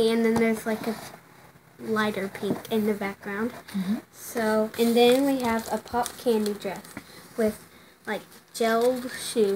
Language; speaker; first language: English; native; English